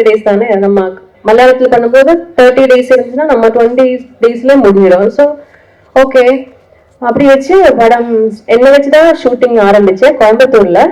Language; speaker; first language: Tamil; non-native, learner; Malayalam